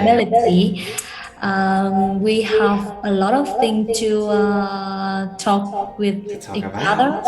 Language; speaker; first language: English; non-native, learner; Vietnamese